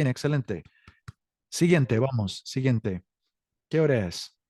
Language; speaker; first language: Spanish; non-native, fluent; English